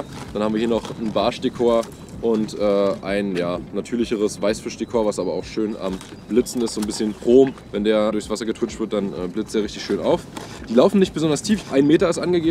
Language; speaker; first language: German; native; German